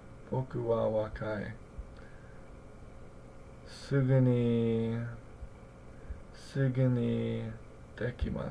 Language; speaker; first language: Japanese; non-native, learner; English